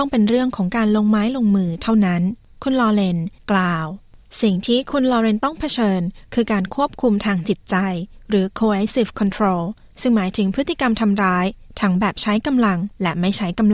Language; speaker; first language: Thai; native; Thai